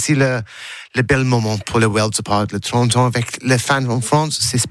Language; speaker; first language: French; non-native, learner; English